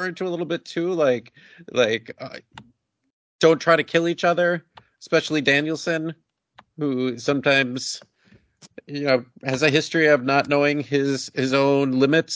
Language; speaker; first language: English; native; English